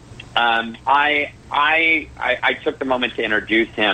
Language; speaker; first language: English; native; English